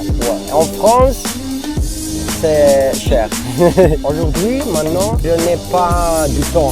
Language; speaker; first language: French; non-native, learner; Slovenian